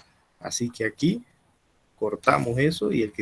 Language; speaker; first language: Spanish; native; Spanish